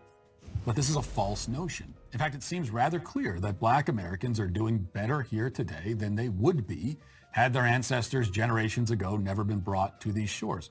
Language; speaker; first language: English; native; English